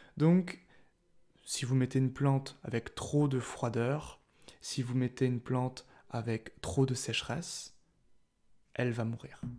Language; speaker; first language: French; native; French